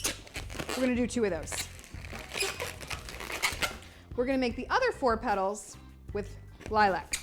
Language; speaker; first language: English; native; English